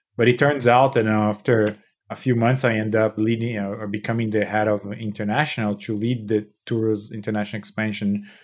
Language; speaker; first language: English; non-native, fluent; Portuguese